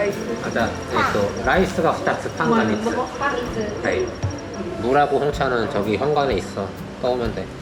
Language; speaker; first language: Korean; native; Korean